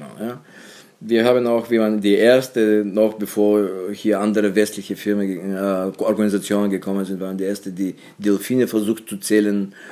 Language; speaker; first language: German; non-native, fluent; Bulgarian